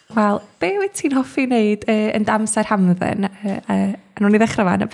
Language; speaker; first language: Welsh; native; Welsh